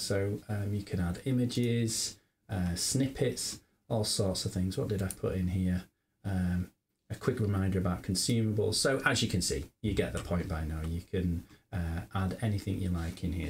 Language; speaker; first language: English; native; English